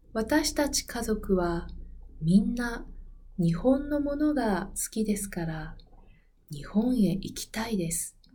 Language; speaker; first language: Japanese; non-native, learner; Spanish